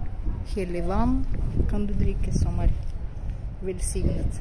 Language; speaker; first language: Norwegian; non-native, fluent; Russian